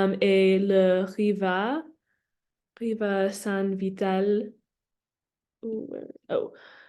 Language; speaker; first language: French; non-native, learner; English